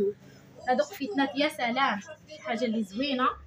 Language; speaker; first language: Arabic; native; Arabic